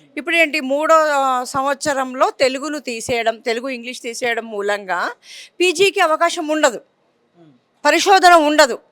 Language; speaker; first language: Telugu; native; Telugu